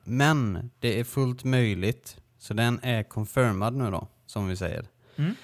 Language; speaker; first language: Swedish; native; Swedish